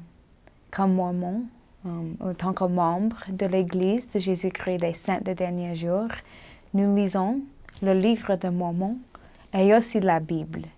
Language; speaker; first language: French; non-native, learner; English